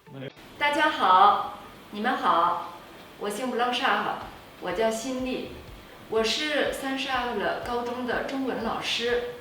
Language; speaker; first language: Chinese; non-native, fluent; French